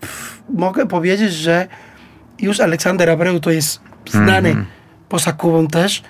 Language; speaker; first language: Polish; non-native, learner; Spanish